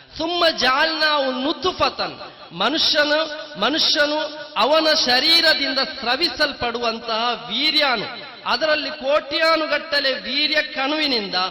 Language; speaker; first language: Kannada; non-native, local second language; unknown